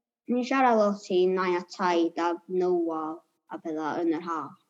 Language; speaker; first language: Welsh; native; Welsh